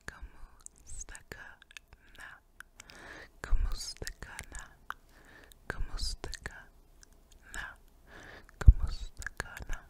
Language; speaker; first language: Filipino; non-native, learner; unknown